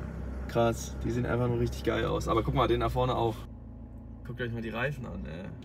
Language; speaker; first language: German; native; German